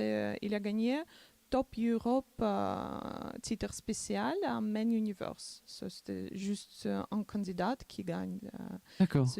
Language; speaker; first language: French; non-native, learner; Macedonian